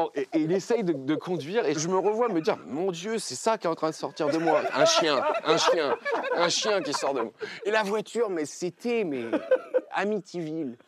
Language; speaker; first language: French; native; French